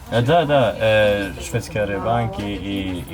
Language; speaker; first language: Russian; non-native, learner; Swedish